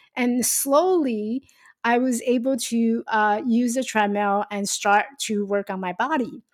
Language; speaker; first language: English; non-native, fluent; Chinese